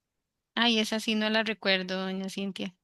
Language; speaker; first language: Spanish; native; Spanish